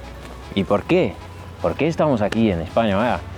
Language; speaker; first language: Spanish; non-native, learner; Estonian